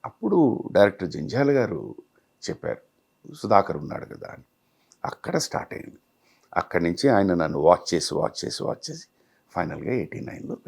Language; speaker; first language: Telugu; native; Telugu